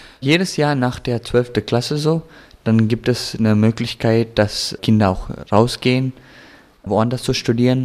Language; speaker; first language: German; early bilingual, heritage; German